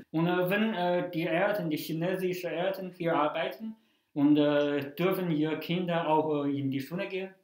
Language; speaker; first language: German; non-native, fluent; Chinese